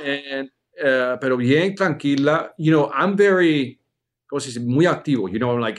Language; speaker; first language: Spanish; early bilingual, heritage; Spanish